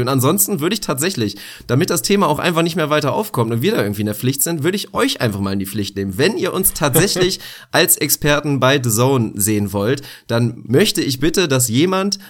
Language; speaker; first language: German; native; German